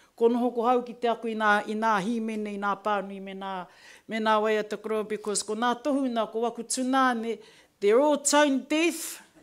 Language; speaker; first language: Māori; native; Māori